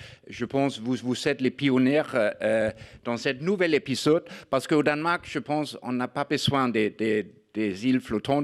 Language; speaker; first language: French; non-native, fluent; Danish